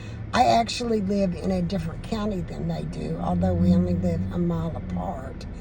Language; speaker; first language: English; native; English